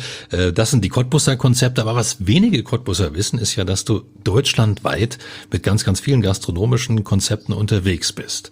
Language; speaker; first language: German; native; German